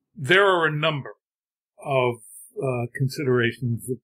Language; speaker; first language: English; native; English